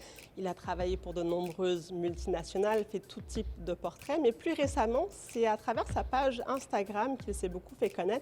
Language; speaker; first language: French; native; French